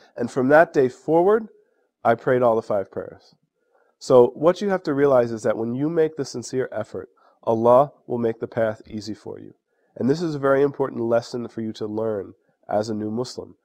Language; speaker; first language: English; native; English